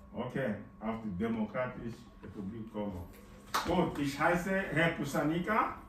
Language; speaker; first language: German; non-native, fluent; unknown